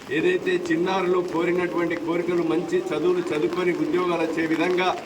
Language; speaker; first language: Telugu; native; Telugu